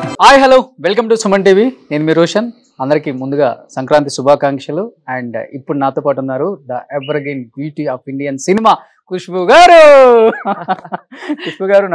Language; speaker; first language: Telugu; native; Telugu